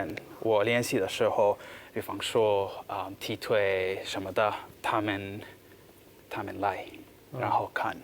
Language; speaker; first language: Chinese; non-native, learner; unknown